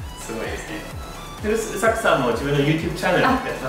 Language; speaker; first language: Japanese; non-native, fluent; English